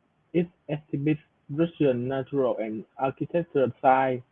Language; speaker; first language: English; non-native, learner; Vietnamese